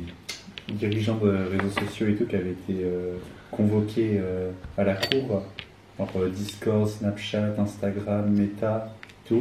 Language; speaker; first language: French; native; French